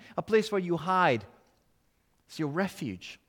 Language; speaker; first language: English; non-native, fluent; Portuguese